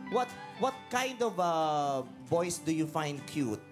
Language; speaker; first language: English; non-native, local second language; Filipino